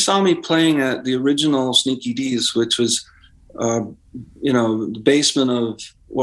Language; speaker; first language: English; native; English